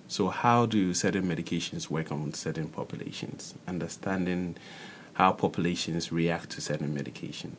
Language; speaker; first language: English; non-native, local second language; Akan